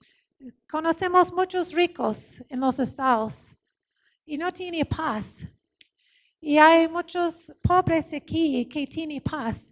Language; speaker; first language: Spanish; non-native, fluent; English